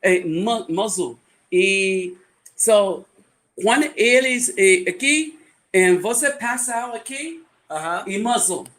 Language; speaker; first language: Portuguese; non-native, learner; English